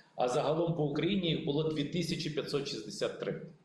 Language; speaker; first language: Ukrainian; native; Ukrainian